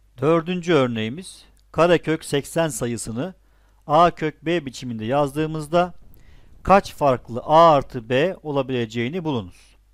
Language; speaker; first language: Turkish; native; Turkish